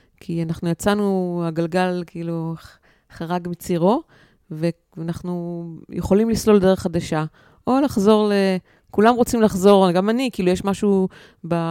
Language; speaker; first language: Hebrew; native; Hebrew